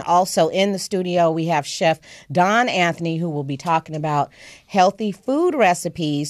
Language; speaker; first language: English; native; English